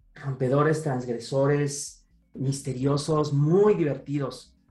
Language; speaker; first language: Spanish; native; Spanish